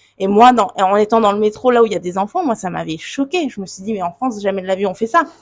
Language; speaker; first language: French; native; French